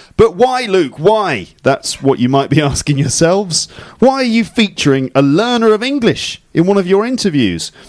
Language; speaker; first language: English; native; English